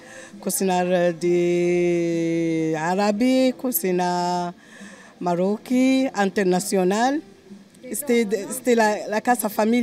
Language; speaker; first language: Spanish; non-native, learner; Arabic